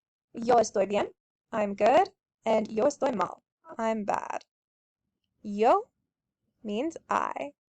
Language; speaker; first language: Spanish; non-native, fluent; English